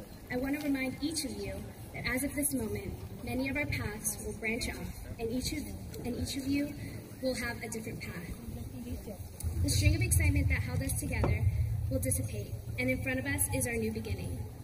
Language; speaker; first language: English; early bilingual, other home language; Spanish